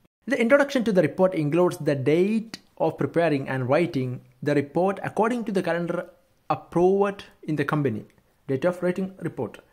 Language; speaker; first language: English; non-native, local second language; Malayalam